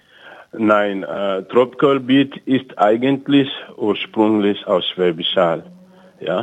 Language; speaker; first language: German; non-native, fluent; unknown